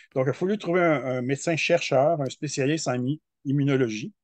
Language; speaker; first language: French; native; French